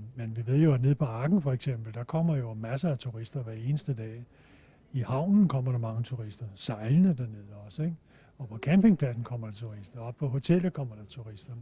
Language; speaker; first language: Danish; native; Danish